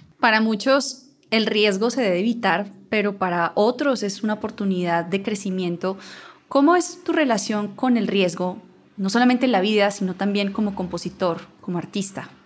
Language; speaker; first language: Spanish; native; Spanish